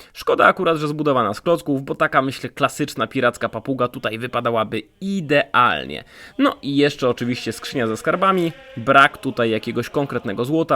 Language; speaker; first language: Polish; native; Polish